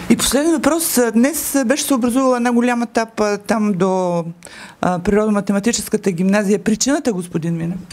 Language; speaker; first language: Bulgarian; native; Bulgarian